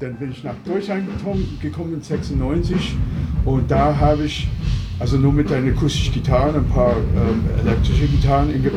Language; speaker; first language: German; non-native, fluent; English